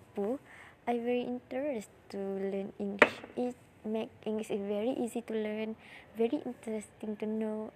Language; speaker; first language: English; non-native, learner; Malay